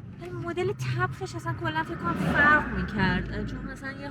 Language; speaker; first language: Persian; native; Persian